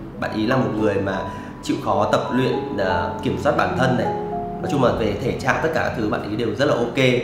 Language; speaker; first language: Vietnamese; native; Vietnamese